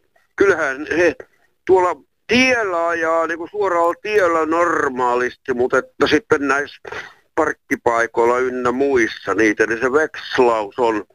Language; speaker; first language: Finnish; native; Finnish